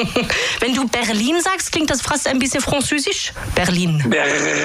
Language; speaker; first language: German; native; German